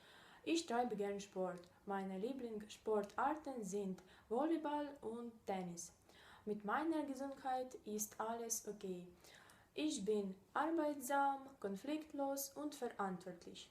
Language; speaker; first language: German; non-native, learner; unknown